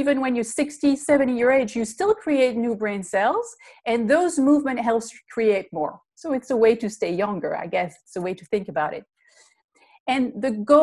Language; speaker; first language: English; non-native, fluent; French